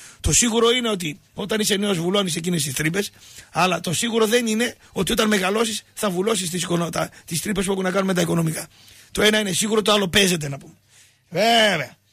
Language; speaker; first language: Greek; native; Greek